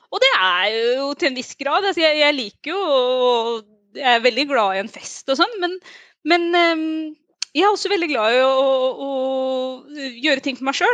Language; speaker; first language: Norwegian; early bilingual, other home language; Somali